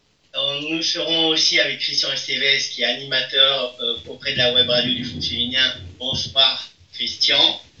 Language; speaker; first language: French; native; French